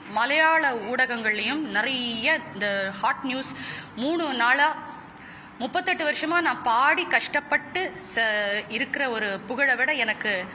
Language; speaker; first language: Tamil; native; Tamil